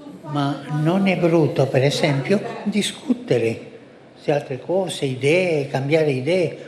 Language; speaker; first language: Italian; early bilingual, heritage; Spanish